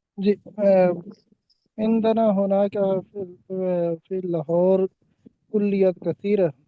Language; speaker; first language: Arabic; non-native, learner; Urdu